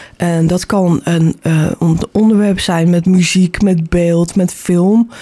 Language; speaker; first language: Dutch; native; Dutch